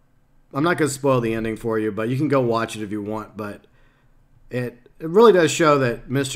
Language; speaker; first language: English; native; English